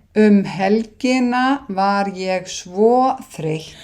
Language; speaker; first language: Icelandic; non-native, fluent; Thai